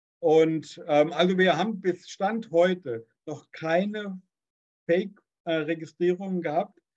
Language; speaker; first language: German; native; German